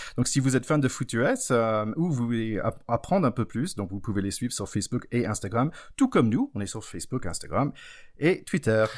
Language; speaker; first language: French; non-native, fluent; English